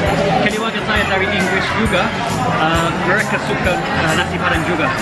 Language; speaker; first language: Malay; non-native, learner; English